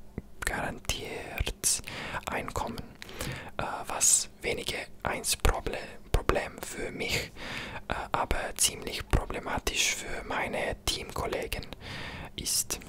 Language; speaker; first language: German; non-native, learner; English